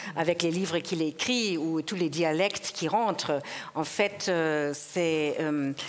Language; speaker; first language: French; non-native, fluent; German